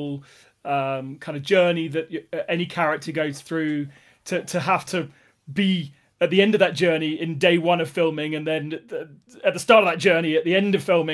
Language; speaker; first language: English; native; English